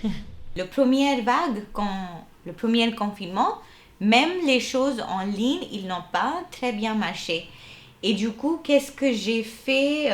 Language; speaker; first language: French; non-native, fluent; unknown